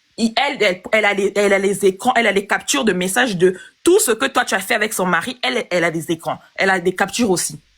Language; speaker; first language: French; non-native, local second language; Lingala